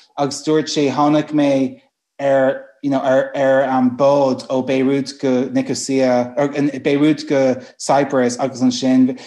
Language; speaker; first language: Irish; non-native, local second language; English